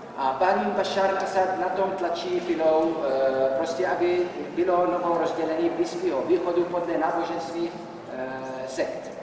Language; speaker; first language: Czech; non-native, fluent; Arabic